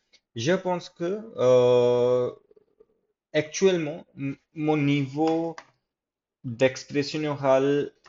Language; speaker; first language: French; non-native, fluent; English